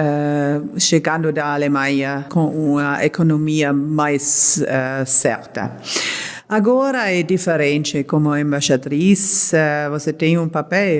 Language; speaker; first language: Portuguese; non-native, learner; German